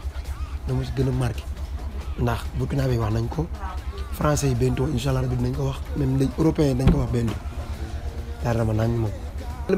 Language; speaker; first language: French; non-native, local second language; Wolof